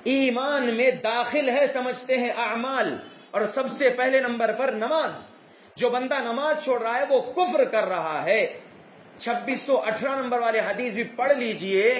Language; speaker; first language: Urdu; native; Urdu